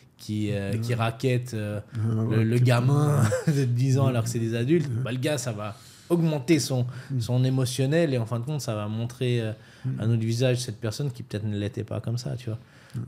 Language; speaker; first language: French; native; French